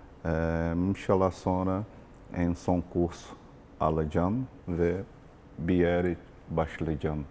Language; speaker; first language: Turkish; non-native, learner; Portuguese